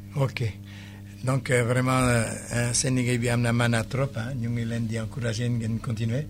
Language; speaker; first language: Wolof; native; Wolof